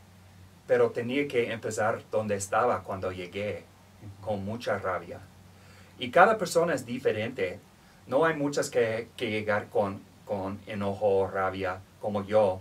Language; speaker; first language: Spanish; non-native, fluent; English